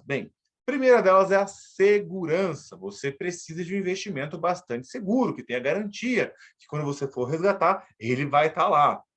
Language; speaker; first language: Portuguese; native; Portuguese